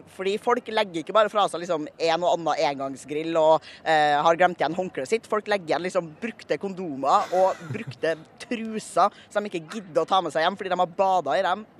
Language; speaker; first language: Norwegian; native; Norwegian